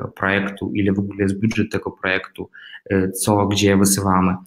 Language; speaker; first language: Polish; non-native, fluent; Ukrainian